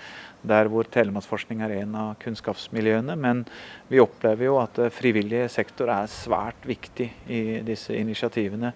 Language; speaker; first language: Norwegian; native; Norwegian